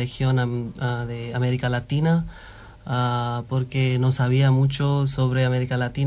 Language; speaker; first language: Spanish; non-native, fluent; Hindi